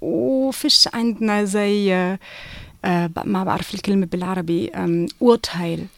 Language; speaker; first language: Arabic; non-native, fluent; German